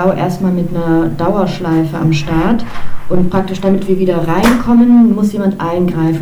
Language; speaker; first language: German; native; German